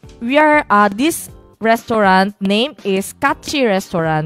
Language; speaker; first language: English; non-native, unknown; Korean